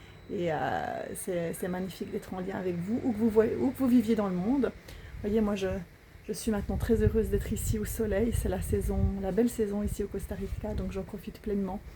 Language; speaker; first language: French; native; French